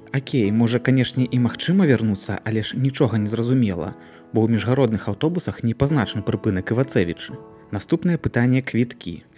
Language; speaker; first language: Belarusian; native; Belarusian